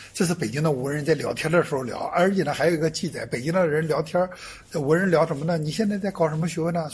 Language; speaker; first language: Chinese; native; Chinese